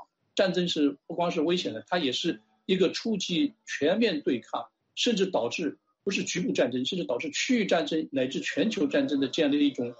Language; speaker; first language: Chinese; native; Chinese